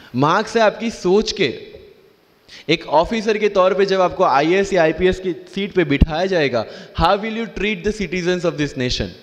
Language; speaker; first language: Hindi; non-native, local second language; Gujarati